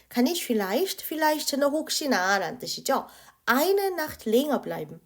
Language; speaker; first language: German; non-native, fluent; Korean